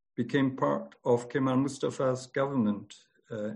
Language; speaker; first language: English; non-native, fluent; German